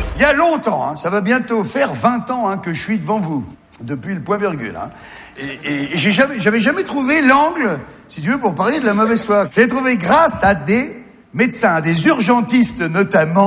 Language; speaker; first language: French; native; French